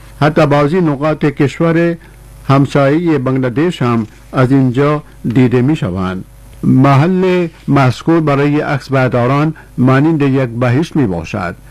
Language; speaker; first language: Persian; non-native, fluent; Urdu